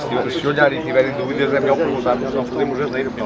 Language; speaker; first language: Portuguese; native; Portuguese